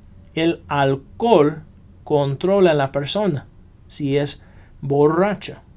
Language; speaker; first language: Spanish; non-native, fluent; English